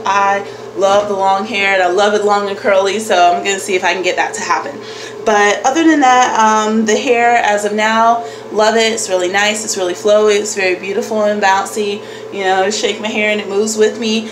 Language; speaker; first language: English; native; English